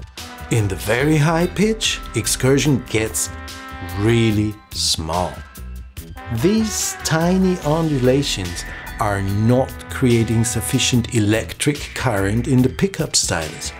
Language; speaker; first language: English; non-native, fluent; German